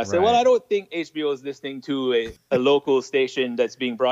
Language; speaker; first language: English; non-native, fluent; French